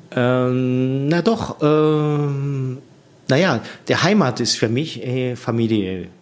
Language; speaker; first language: German; non-native, learner; Japanese